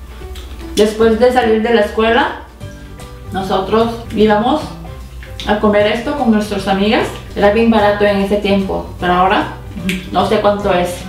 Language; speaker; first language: Spanish; non-native, fluent; Korean